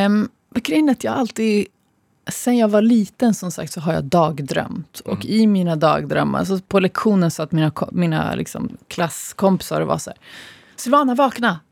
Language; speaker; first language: Swedish; early bilingual, other home language; Arabic